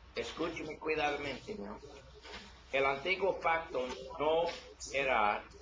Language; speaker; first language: Spanish; non-native, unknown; English